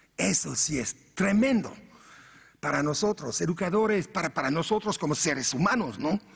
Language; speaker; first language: Spanish; non-native, fluent; French